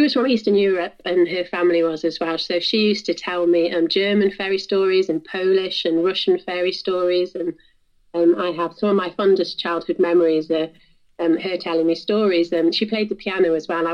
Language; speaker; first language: English; native; English